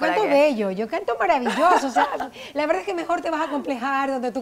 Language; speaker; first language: Spanish; native; Spanish